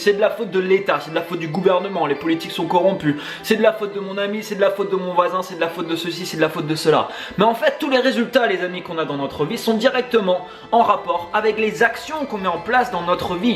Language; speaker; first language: French; native; French